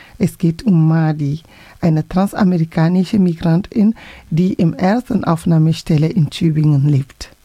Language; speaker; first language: German; non-native, fluent; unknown